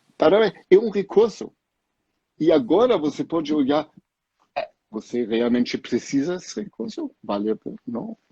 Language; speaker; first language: Portuguese; non-native, fluent; German